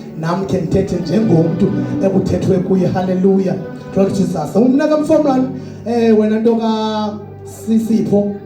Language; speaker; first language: Zulu; non-native, local second language; Xhosa